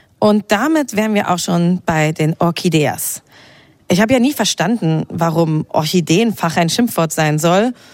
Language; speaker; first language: German; native; German